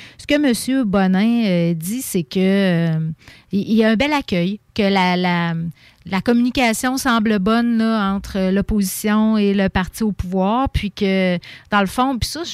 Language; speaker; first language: French; native; French